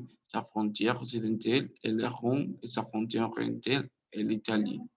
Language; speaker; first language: French; non-native, learner; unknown